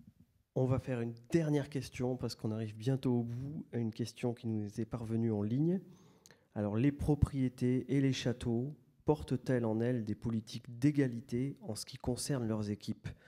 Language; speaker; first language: French; native; French